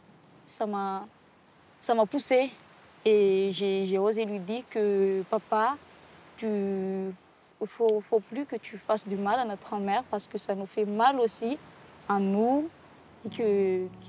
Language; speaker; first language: French; non-native, local second language; Malagasy